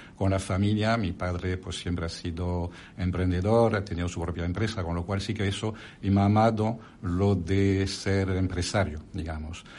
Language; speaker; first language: Spanish; non-native, fluent; French